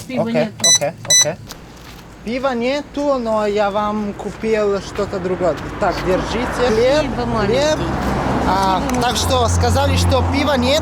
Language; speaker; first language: Russian; non-native, fluent; Italian